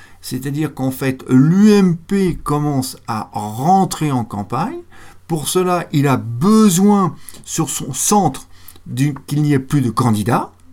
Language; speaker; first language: French; native; French